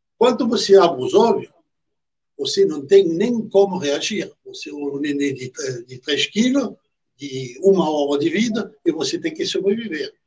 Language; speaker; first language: Portuguese; non-native, fluent; French